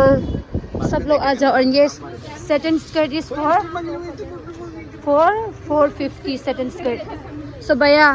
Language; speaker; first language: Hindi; non-native, local second language; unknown